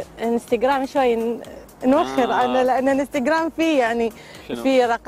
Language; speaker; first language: Arabic; native; Arabic